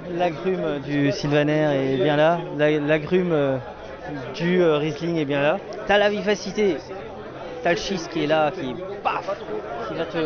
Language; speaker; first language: French; native; French